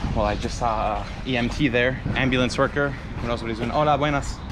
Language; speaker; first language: English; native; English